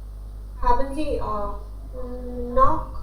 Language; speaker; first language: German; non-native, learner; Hindi